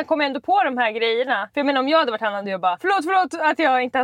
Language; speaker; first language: Swedish; native; Swedish